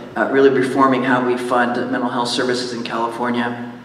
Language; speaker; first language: English; native; English